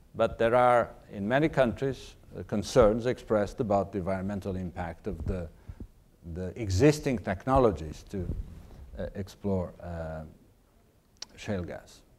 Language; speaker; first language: English; non-native, fluent; Portuguese